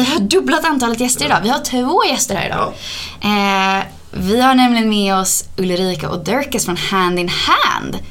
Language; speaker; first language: Swedish; native; Swedish